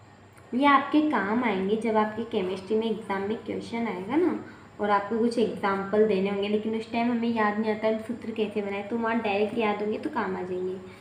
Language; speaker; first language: Hindi; native; Hindi